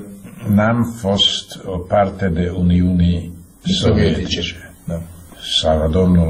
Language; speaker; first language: Romanian; non-native, fluent; Czech